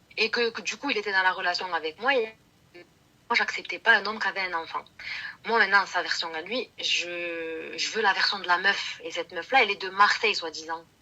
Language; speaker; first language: French; early bilingual, other home language; Arabic